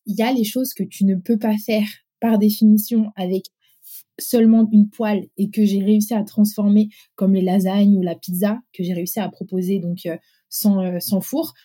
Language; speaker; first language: French; early bilingual, other home language; Arabic